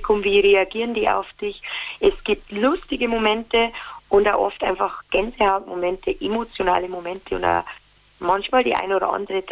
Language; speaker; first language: German; native; German